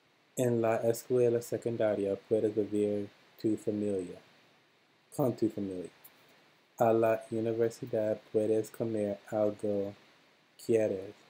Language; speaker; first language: Spanish; non-native, learner; English